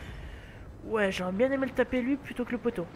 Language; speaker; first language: French; native; French